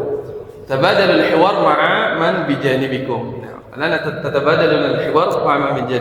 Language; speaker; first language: Arabic; non-native, fluent; Indonesian